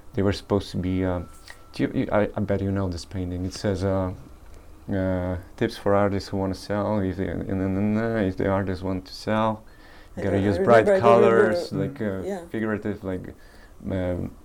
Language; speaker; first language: English; early bilingual, other home language; Polish